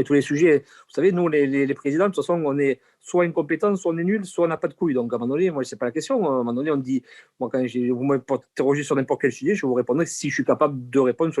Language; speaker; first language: French; native; French